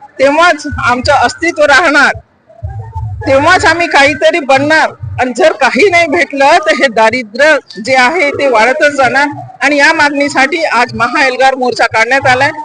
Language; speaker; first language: Marathi; non-native, local second language; Lambadi